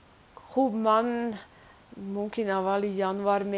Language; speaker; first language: Persian; non-native, learner; Swiss German